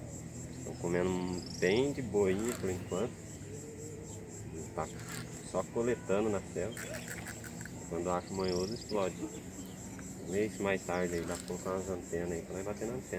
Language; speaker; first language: Portuguese; native; Portuguese